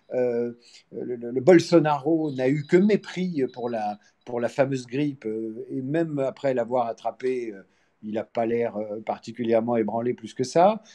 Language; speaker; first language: French; native; French